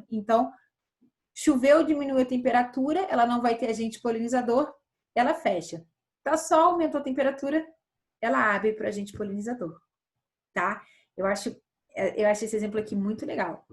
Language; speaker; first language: Portuguese; native; Portuguese